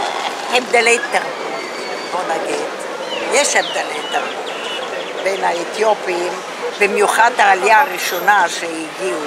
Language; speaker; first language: Hebrew; non-native, fluent; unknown